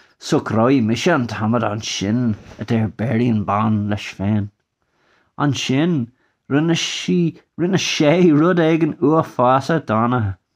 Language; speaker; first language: Irish; non-native, local second language; English